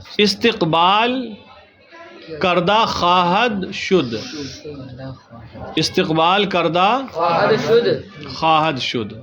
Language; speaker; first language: Persian; non-native, fluent; Urdu